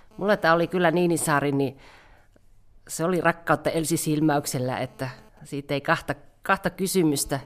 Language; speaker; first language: Finnish; native; Finnish